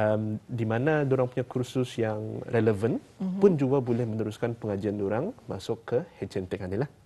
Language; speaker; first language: Malay; native; Malay